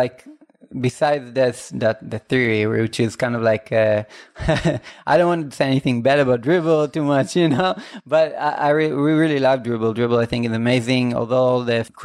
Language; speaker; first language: English; non-native, fluent; Hebrew